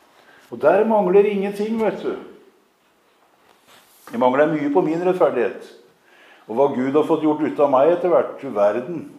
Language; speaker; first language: Norwegian; native; Norwegian